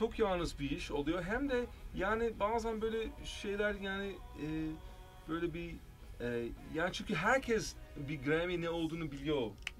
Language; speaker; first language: Turkish; early bilingual, heritage; Turkish